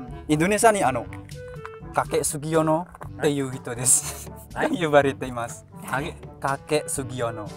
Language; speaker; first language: Japanese; non-native, learner; Indonesian